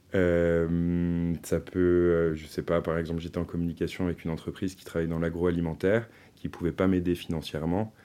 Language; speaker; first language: French; native; French